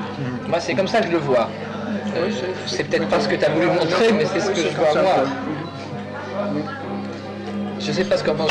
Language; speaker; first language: French; native; French